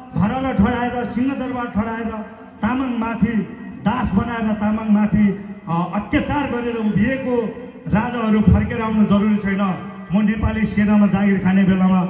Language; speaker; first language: Nepali; non-native, local second language; Eastern Tamang